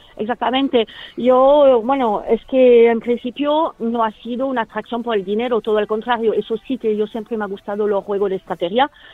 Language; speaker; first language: Spanish; non-native, fluent; French